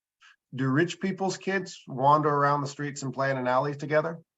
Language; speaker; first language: English; native; English